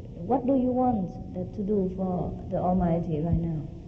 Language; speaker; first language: English; non-native, fluent; Vietnamese